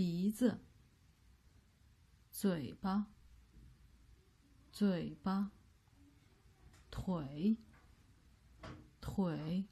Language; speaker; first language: Chinese; native; Chinese